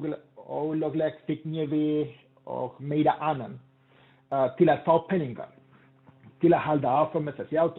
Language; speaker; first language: Icelandic; non-native, learner; Spanish